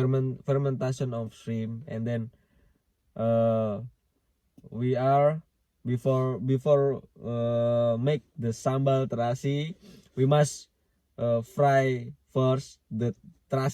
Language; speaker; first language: English; non-native, learner; Indonesian